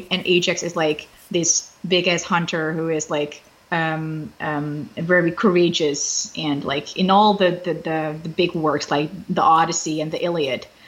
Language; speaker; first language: English; non-native, fluent; Dutch